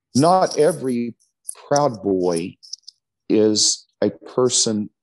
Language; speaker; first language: English; native; English